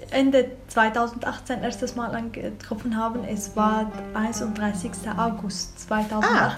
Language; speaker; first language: German; non-native, learner; Arabic